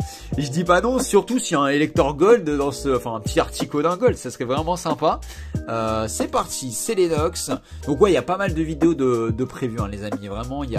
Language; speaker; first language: French; native; French